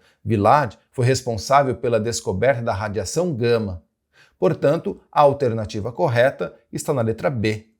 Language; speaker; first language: Portuguese; native; Portuguese